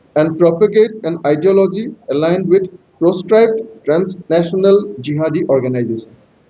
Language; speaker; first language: English; non-native, local second language; Assamese